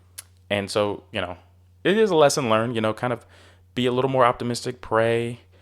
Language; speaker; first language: English; native; English